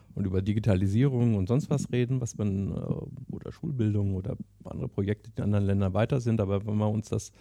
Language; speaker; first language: German; non-native, fluent; English